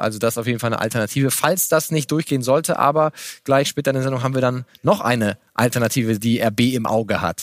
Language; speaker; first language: German; native; German